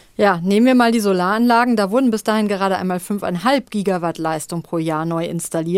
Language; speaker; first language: German; native; German